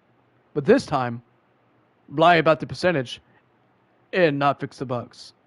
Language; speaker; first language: English; native; English